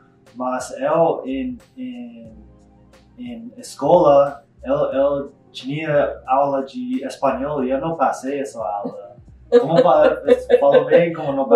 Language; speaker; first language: Portuguese; non-native, learner; English